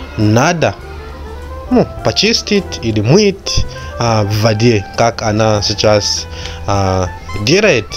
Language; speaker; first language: Russian; non-native, learner; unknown